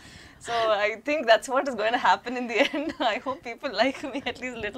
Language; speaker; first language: Telugu; non-native, local second language; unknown